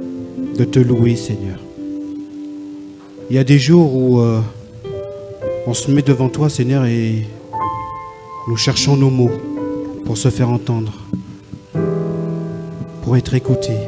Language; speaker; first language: French; native; French